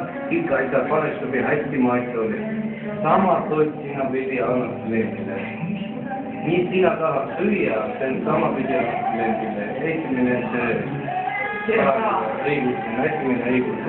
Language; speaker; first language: Estonian; non-native, learner; Armenian